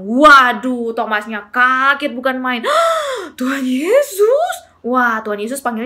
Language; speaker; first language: Indonesian; native; Indonesian